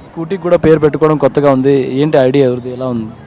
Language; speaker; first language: Telugu; native; Telugu